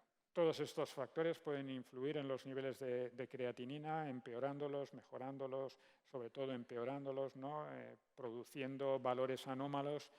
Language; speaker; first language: Spanish; native; Spanish